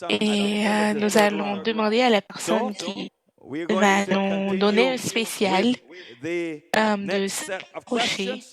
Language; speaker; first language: French; non-native, fluent; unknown